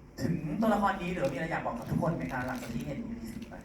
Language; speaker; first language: Thai; native; Thai